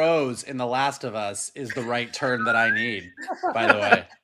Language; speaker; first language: English; native; English